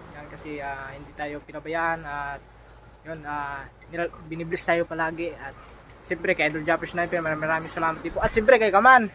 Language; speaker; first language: Filipino; non-native, local second language; Cebuano